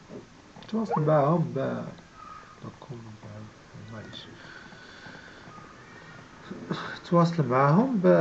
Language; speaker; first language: Arabic; native; Arabic